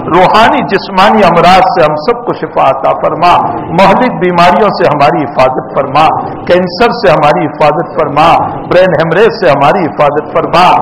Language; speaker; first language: Urdu; non-native, local second language; Gujarati